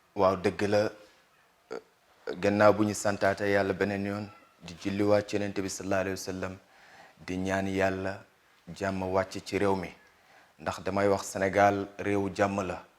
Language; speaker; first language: Wolof; non-native, local second language; Fula